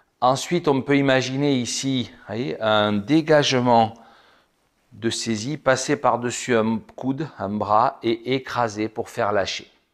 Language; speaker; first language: French; native; French